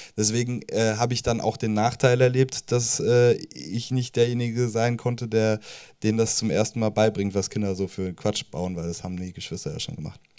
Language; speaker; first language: German; native; German